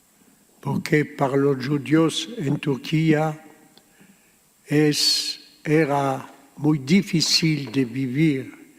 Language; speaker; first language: Spanish; early bilingual, heritage; French